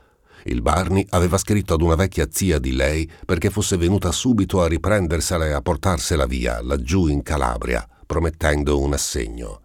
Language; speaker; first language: Italian; native; Italian